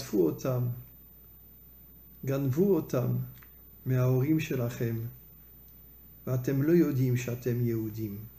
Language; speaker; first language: Hebrew; non-native, fluent; French